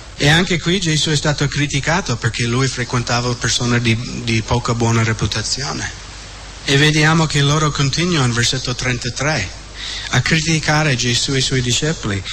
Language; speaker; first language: Italian; non-native, fluent; English